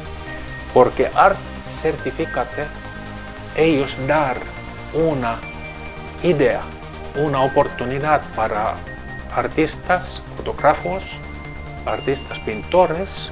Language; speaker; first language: Spanish; non-native, learner; Finnish